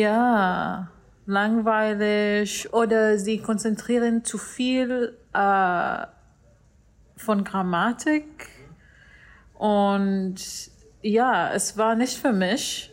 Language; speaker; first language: German; non-native, learner; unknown